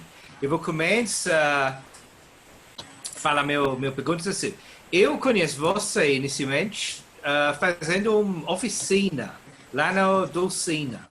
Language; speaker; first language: Portuguese; non-native, learner; English